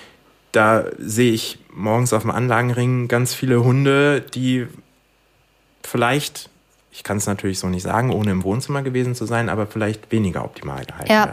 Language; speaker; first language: German; native; German